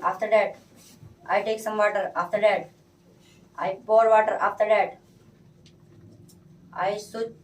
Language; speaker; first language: English; non-native, learner; Hindi